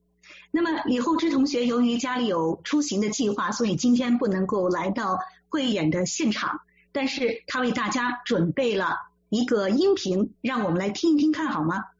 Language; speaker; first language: Chinese; native; Chinese